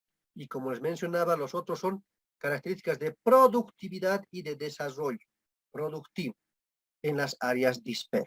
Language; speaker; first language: Spanish; native; Spanish